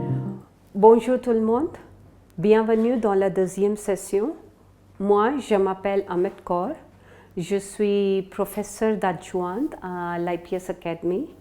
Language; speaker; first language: French; non-native, fluent; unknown